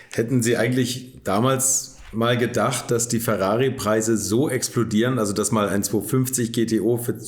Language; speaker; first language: German; native; German